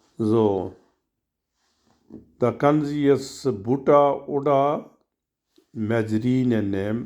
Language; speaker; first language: German; non-native, learner; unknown